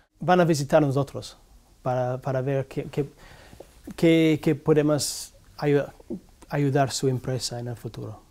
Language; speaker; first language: Spanish; non-native, learner; English